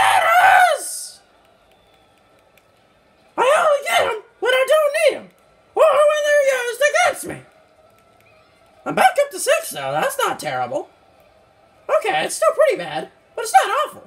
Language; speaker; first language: English; native; English